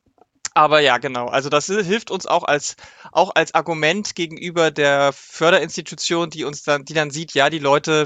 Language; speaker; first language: German; native; German